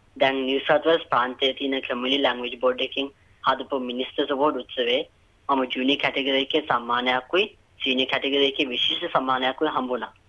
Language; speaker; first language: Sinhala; early bilingual, heritage; Sinhala